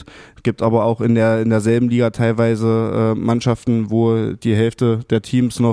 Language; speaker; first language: German; native; German